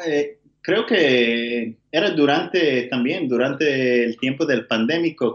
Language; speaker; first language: Spanish; non-native, learner; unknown